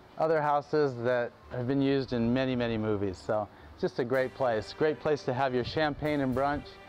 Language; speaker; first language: English; native; English